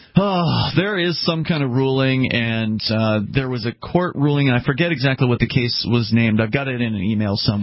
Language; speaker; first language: English; native; English